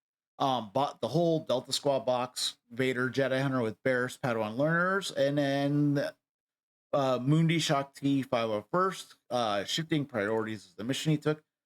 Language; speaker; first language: English; native; English